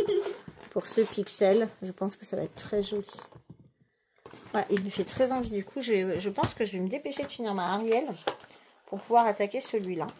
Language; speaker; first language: French; native; French